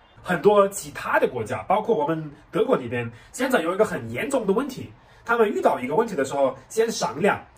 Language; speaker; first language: Chinese; non-native, fluent; German